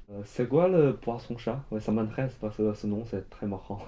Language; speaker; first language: French; non-native, learner; Chinese